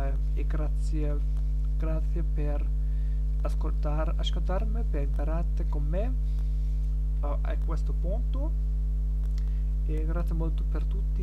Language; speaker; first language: Italian; non-native, learner; German